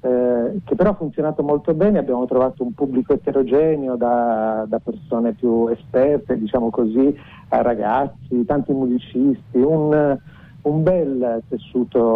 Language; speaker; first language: Italian; native; Italian